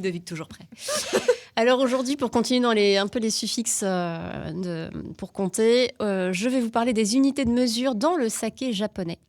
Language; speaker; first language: French; native; French